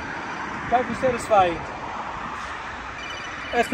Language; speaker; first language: Dutch; native; Dutch